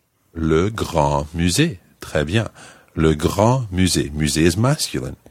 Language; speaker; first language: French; non-native, fluent; English